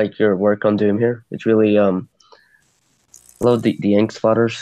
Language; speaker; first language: English; native; English